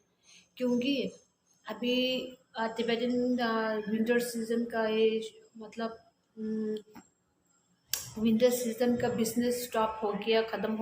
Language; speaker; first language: Hindi; non-native, learner; Tibetan